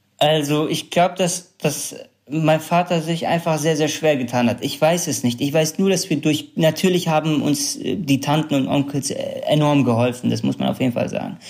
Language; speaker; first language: German; early bilingual, other home language; Kurdish